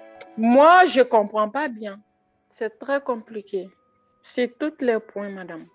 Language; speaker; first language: French; non-native, learner; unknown